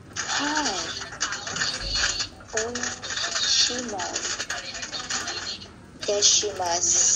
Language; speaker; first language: Japanese; non-native, learner; Filipino